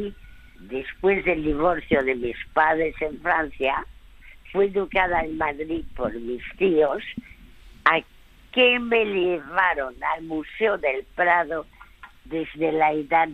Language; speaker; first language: Spanish; early bilingual, other home language; French